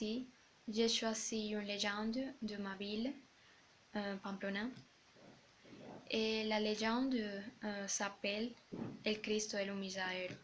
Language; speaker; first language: French; non-native, learner; Spanish